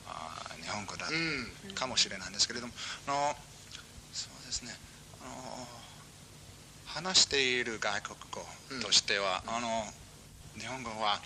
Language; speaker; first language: Japanese; non-native, learner; English